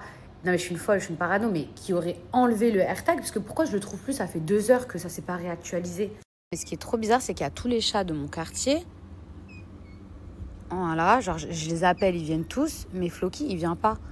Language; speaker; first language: French; native; French